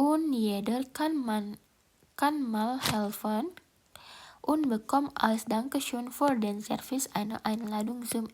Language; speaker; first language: German; non-native, learner; Indonesian